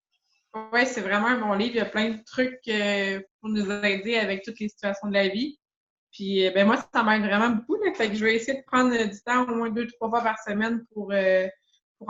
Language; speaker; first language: French; native; French